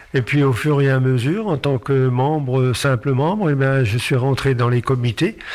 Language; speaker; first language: French; native; French